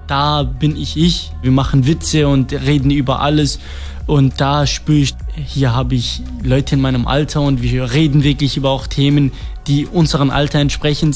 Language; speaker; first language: German; non-native, fluent; Kurdish